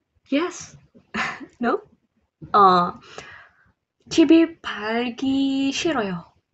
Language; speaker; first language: Korean; non-native, learner; English